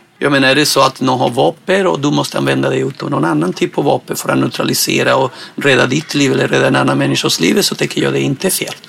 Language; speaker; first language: Swedish; non-native, fluent; Spanish